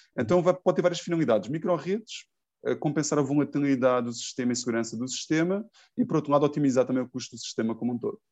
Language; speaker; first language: Portuguese; native; Portuguese